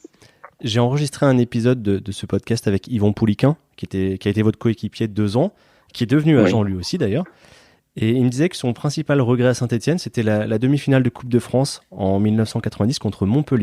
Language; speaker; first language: French; native; French